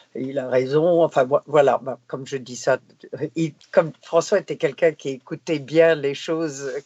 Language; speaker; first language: French; non-native, fluent; English